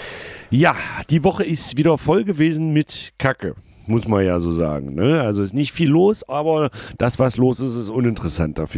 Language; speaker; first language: German; native; German